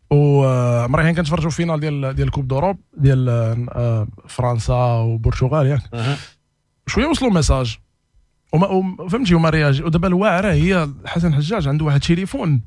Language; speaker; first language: Arabic; native; Arabic